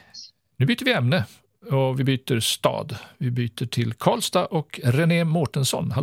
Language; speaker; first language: Swedish; native; Swedish